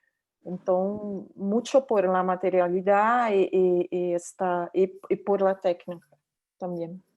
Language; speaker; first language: Spanish; non-native, learner; Portuguese